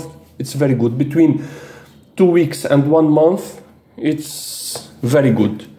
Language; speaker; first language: English; non-native, fluent; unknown